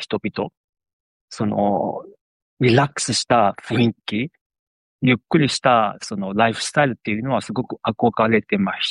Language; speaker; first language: Japanese; non-native, fluent; Chinese